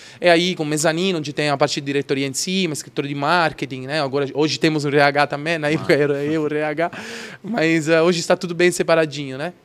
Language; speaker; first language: Portuguese; non-native, fluent; Italian